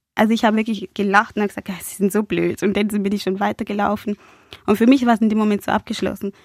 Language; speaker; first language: German; non-native, fluent; Spanish